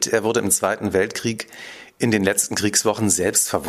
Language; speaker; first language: German; native; German